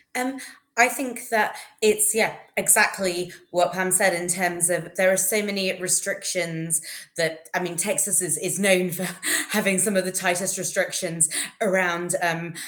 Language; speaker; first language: English; native; English